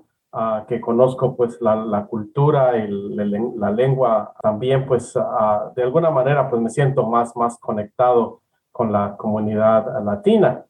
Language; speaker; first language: Spanish; native; Spanish